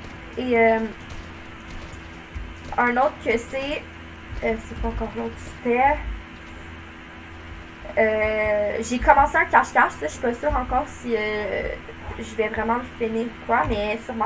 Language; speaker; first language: French; native; French